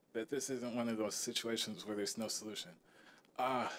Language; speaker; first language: English; native; English